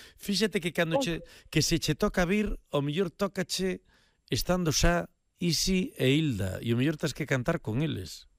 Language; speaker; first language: Galician; native; Galician